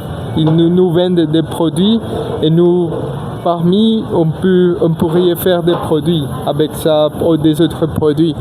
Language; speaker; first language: French; non-native, learner; Spanish